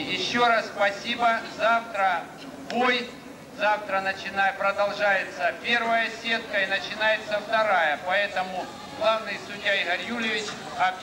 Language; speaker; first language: Russian; native; Russian